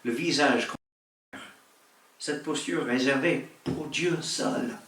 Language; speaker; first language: French; native; French